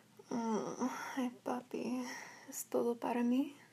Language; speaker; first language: Spanish; non-native, learner; English